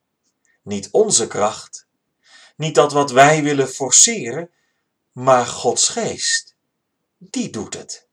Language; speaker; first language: Dutch; native; Dutch